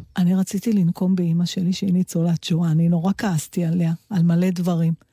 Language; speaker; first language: Hebrew; native; Hebrew